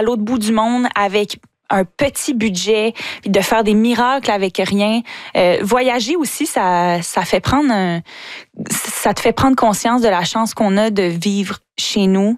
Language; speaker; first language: French; native; French